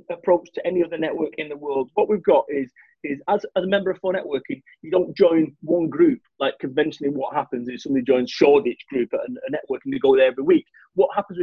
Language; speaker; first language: English; native; English